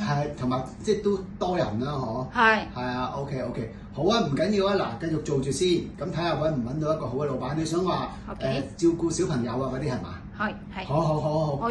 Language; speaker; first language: Cantonese; native; Cantonese